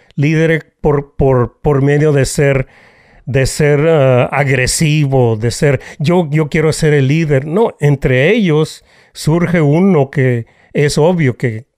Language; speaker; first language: Spanish; early bilingual, heritage; Spanish